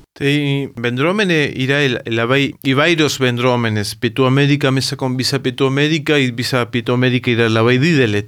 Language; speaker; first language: Lithuanian; early bilingual, heritage; Lithuanian